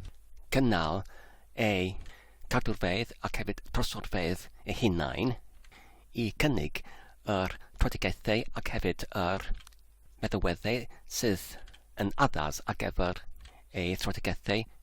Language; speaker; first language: Welsh; non-native, learner; English